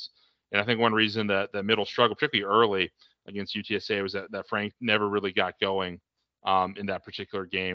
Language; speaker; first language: English; native; English